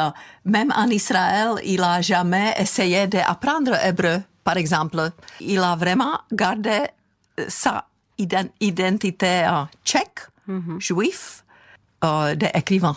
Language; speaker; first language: French; non-native, fluent; Czech